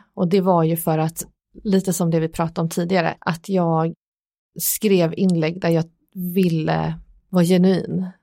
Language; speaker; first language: Swedish; early bilingual, other home language; Persian